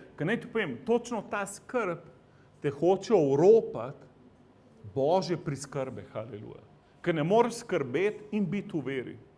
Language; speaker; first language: Slovenian; native; Slovenian